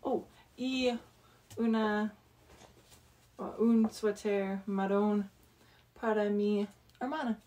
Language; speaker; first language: Spanish; non-native, learner; English